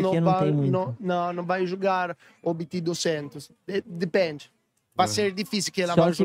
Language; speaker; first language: Portuguese; non-native, learner; Italian